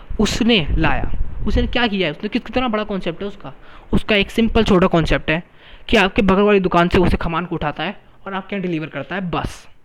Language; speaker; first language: Hindi; native; Hindi